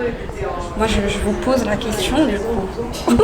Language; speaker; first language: French; early bilingual, other home language; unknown